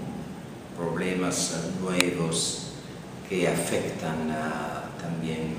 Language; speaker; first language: Spanish; non-native, fluent; Italian